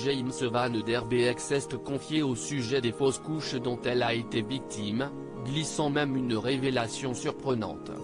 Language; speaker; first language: French; native; French